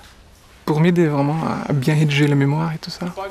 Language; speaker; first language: French; non-native, learner; Portuguese